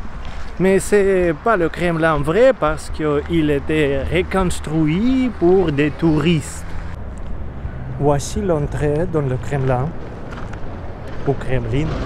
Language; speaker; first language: French; non-native, learner; Russian